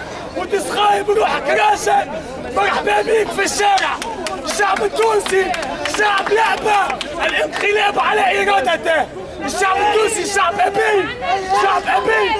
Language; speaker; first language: Arabic; native; Arabic